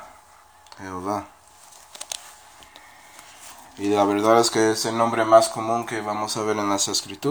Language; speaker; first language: Spanish; non-native, fluent; English